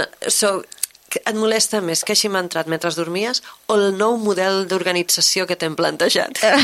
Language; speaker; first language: Catalan; native; Catalan